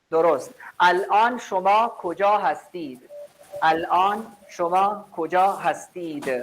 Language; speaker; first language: Persian; non-native, fluent; Urdu